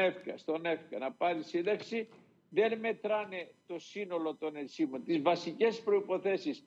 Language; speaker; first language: Greek; native; Greek